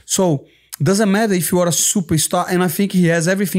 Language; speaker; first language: English; non-native, fluent; Portuguese